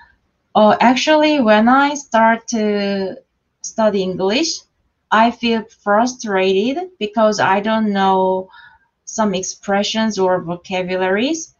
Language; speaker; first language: English; non-native, learner; Korean